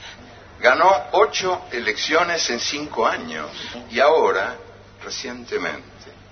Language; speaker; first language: Spanish; native; Spanish